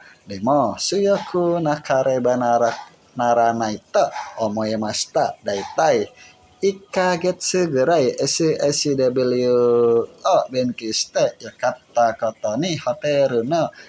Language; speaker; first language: Japanese; non-native, learner; Indonesian